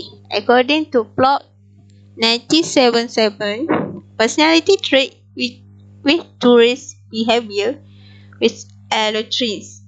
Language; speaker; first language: English; non-native, local second language; Malay